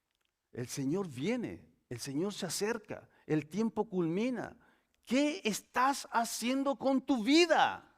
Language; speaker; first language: Spanish; native; Spanish